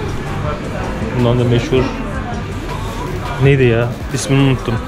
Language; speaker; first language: Turkish; native; Turkish